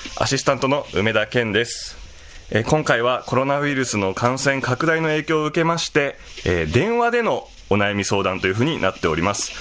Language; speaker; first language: Japanese; native; Japanese